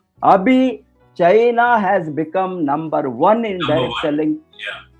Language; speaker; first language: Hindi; non-native, local second language; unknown